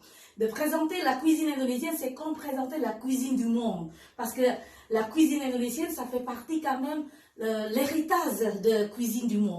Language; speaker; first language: French; non-native, fluent; Indonesian